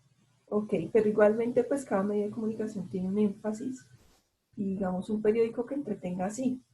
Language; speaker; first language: Spanish; native; Spanish